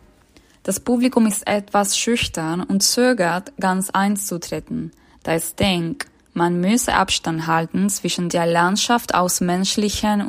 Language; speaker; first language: German; non-native, fluent; Persian